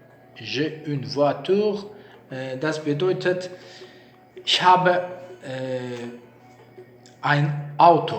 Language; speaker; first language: German; non-native, learner; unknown